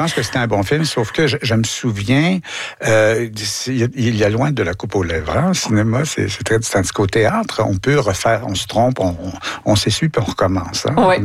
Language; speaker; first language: French; native; French